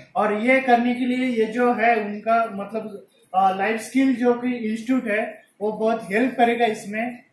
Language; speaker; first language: Hindi; non-native, local second language; Marathi